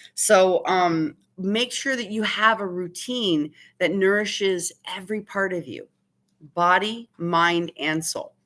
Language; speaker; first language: English; native; English